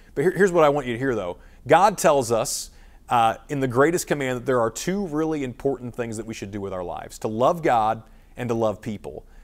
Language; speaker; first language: English; native; English